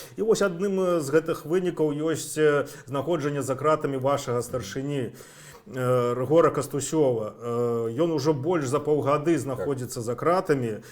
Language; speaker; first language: Belarusian; native; Belarusian